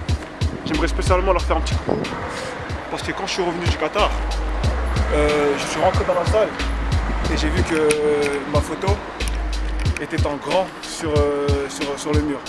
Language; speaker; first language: French; native; French